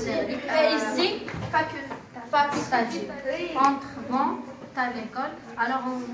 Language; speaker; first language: French; non-native, learner; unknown